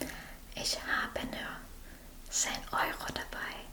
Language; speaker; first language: German; non-native, fluent; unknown